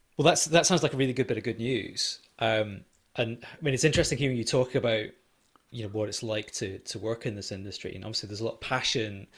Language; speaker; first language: English; native; English